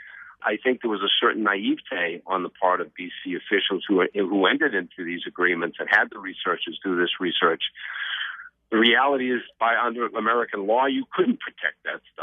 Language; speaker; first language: English; native; English